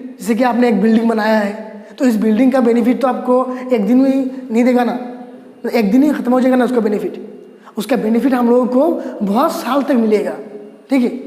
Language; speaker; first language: Hindi; non-native, local second language; Bangla